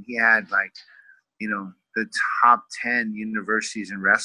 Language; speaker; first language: English; native; English